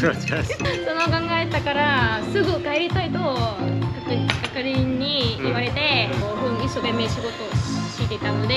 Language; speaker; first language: Japanese; non-native, learner; Vietnamese